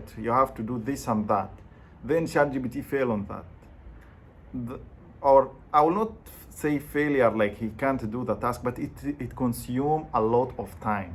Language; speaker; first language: English; non-native, fluent; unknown